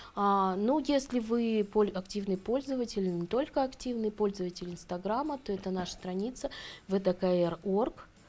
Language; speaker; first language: Russian; native; Russian